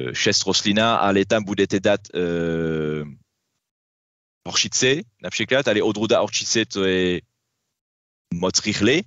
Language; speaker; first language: Czech; non-native, learner; French